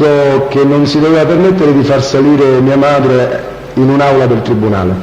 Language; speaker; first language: Italian; native; Italian